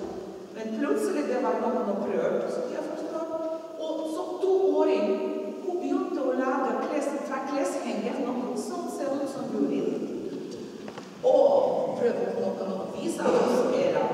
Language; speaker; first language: Norwegian; non-native, learner; Russian